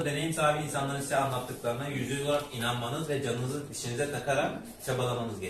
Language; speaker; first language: Turkish; native; Turkish